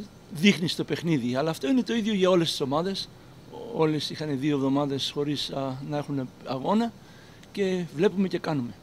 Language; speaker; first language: Greek; early bilingual, heritage; Greek